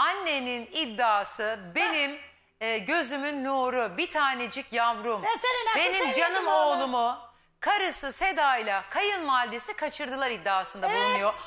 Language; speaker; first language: Turkish; native; Turkish